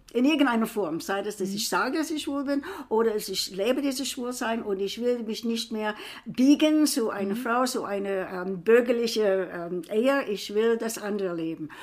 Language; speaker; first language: German; non-native, fluent; English